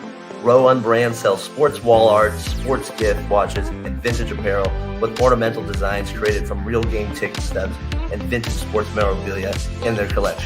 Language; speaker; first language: English; native; English